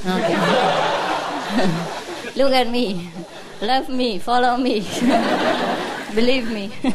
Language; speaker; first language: English; non-native, fluent; Vietnamese